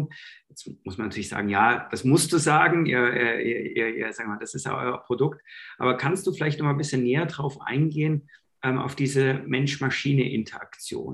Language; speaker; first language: German; native; German